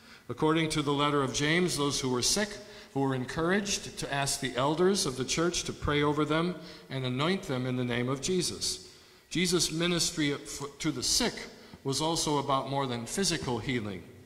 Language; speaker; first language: English; native; English